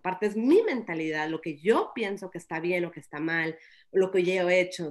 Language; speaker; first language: Spanish; early bilingual, other home language; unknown